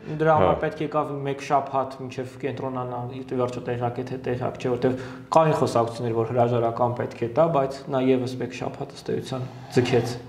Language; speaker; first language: Armenian; native; Armenian